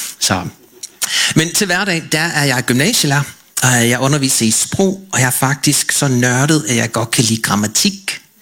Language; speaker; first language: Danish; non-native, fluent; English